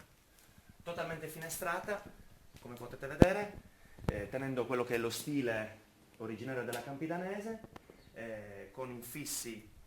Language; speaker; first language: Italian; native; Italian